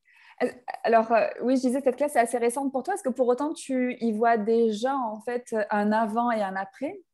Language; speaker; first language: French; native; French